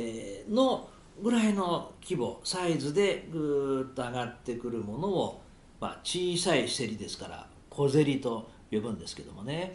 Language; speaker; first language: Japanese; native; Japanese